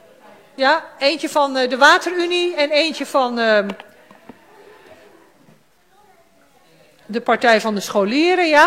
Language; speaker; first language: Dutch; native; Dutch